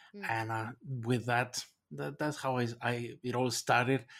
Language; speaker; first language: English; non-native, fluent; Spanish